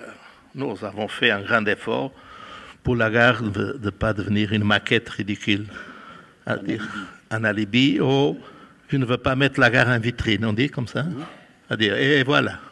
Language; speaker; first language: French; non-native, fluent; Portuguese